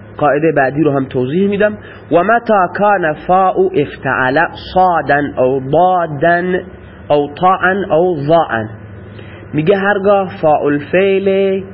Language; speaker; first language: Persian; non-native, local second language; Baluchi